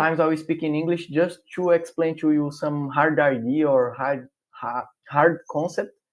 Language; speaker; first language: English; non-native, learner; Portuguese